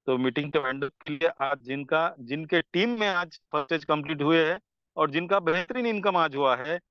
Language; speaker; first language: Hindi; non-native, local second language; Marathi